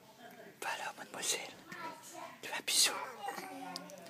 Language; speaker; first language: French; native; French